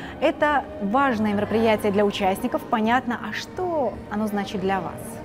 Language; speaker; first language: Russian; native; Russian